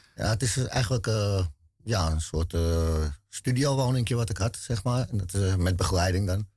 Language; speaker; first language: Dutch; native; Dutch